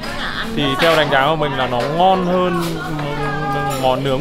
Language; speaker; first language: Vietnamese; native; Vietnamese